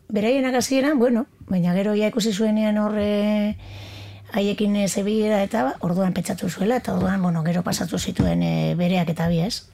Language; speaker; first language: Basque; native; Basque